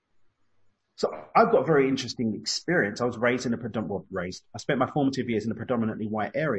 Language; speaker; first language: English; native; English